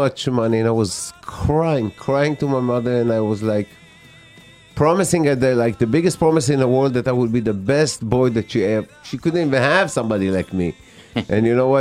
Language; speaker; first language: English; non-native, fluent; Hebrew